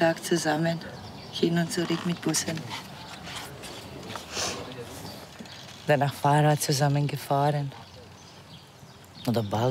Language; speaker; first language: German; non-native, learner; Bosnian